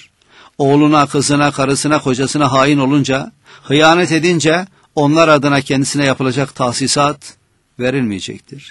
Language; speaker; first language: Turkish; native; Turkish